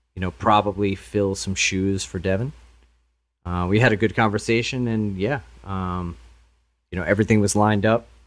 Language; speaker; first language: English; native; English